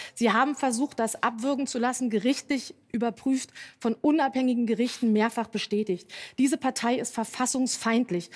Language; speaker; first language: German; native; German